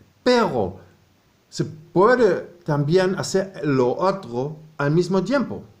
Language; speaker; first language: Spanish; non-native, fluent; German